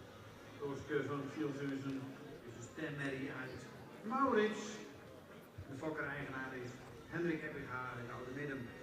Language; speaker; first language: Dutch; native; Dutch